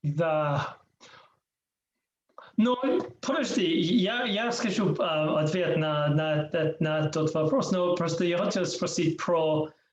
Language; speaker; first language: Russian; non-native, learner; English